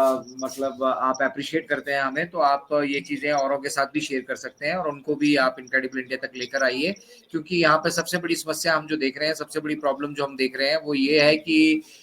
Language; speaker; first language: Hindi; native; Hindi